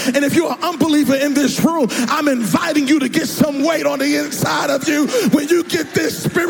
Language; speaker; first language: English; native; English